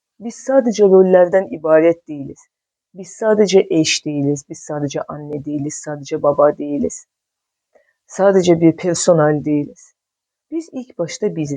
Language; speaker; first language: Turkish; non-native, fluent; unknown